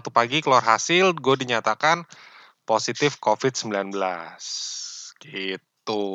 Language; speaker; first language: Indonesian; native; Indonesian